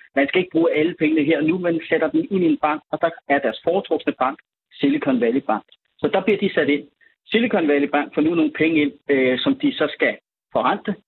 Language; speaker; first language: Danish; native; Danish